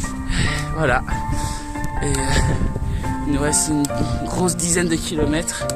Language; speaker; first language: French; native; French